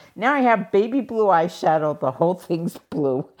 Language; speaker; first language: English; native; English